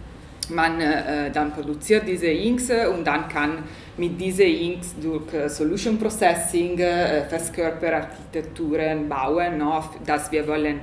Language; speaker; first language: German; non-native, learner; Italian